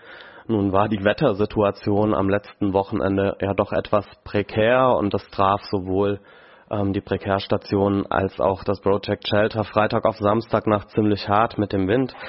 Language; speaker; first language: German; native; German